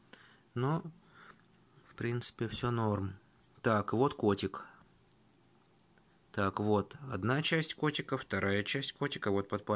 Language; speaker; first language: Russian; native; Russian